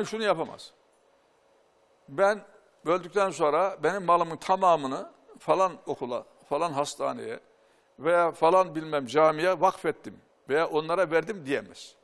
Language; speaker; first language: Turkish; native; Turkish